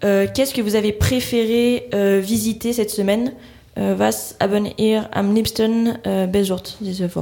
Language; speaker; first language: French; native; French